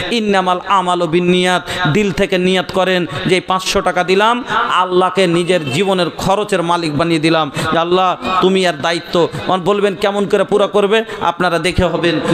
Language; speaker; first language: Bangla; non-native, local second language; Bhojpuri